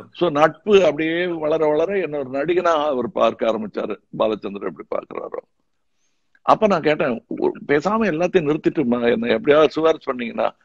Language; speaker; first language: Tamil; native; Tamil